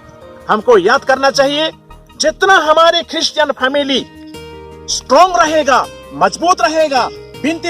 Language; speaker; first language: Hindi; non-native, local second language; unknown